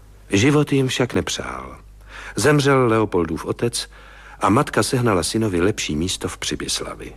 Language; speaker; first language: Czech; native; Czech